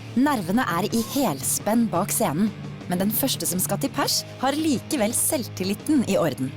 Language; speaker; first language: Norwegian; native; Norwegian